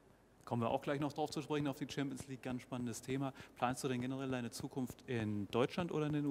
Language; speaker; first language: German; native; German